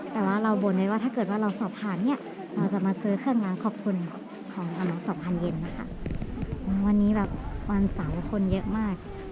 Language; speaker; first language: Thai; native; Thai